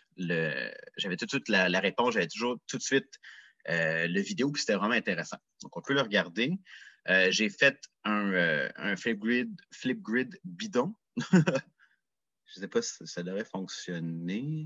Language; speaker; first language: French; native; French